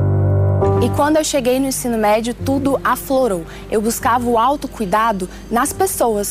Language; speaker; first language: Portuguese; early bilingual, other home language; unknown